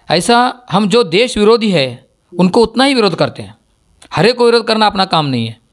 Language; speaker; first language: Hindi; non-native, local second language; Marathi